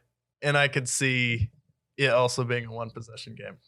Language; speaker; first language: English; native; English